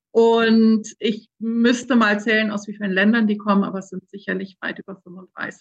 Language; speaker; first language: German; native; German